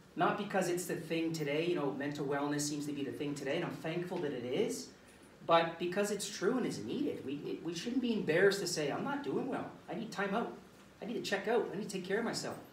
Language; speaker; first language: English; native; English